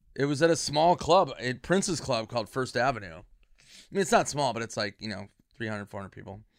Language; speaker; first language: English; native; English